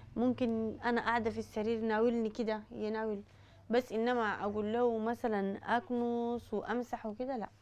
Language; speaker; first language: Arabic; native; Arabic